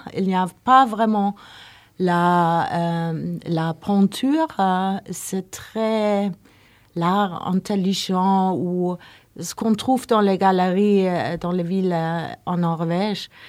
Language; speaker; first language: French; non-native, learner; Norwegian